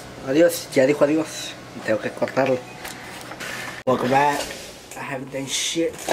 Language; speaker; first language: Spanish; early bilingual, heritage; Spanish